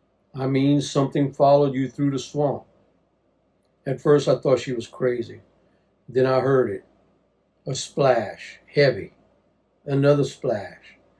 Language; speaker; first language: English; native; English